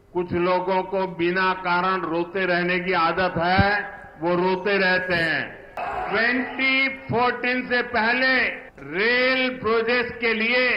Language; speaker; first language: Hindi; non-native, local second language; Gujarati